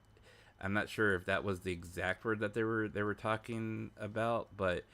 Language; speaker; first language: English; native; English